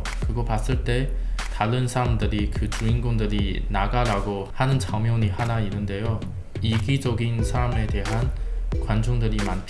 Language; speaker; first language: Korean; non-native, learner; Chinese